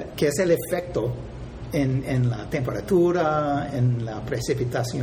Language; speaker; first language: Spanish; non-native, fluent; English